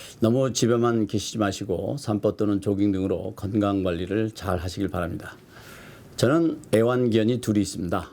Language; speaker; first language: Korean; native; Korean